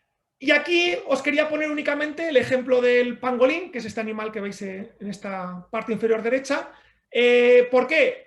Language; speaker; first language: Spanish; native; Spanish